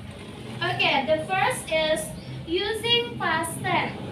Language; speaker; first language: English; non-native, learner; Indonesian